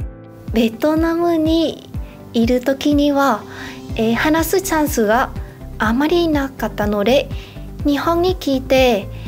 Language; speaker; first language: Japanese; non-native, fluent; Vietnamese